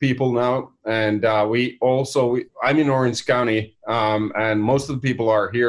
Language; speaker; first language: English; non-native, fluent; Finnish